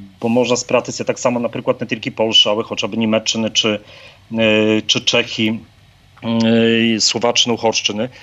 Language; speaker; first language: Polish; non-native, learner; Ukrainian